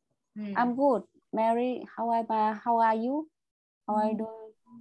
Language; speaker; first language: English; non-native, learner; Vietnamese